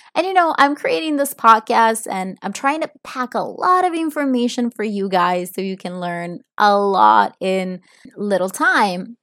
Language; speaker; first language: English; non-native, fluent; Italian